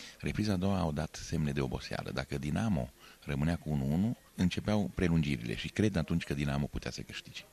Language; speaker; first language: Romanian; non-native, local second language; Hungarian